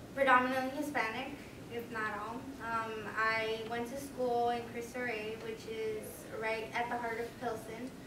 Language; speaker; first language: English; native; English